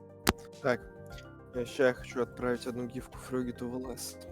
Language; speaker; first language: Russian; native; Russian